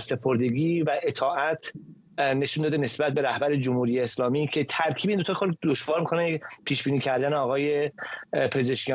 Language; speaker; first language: Persian; native; Persian